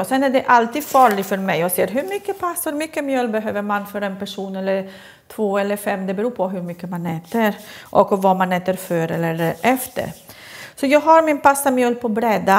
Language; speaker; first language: Swedish; non-native, fluent; Italian